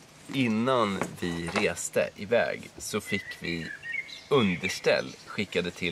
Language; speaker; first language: Swedish; native; Swedish